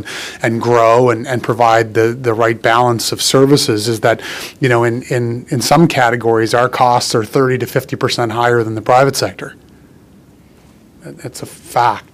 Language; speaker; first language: English; native; English